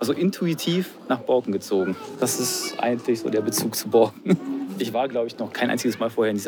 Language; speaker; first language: German; native; German